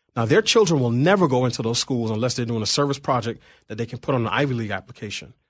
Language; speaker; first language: English; native; English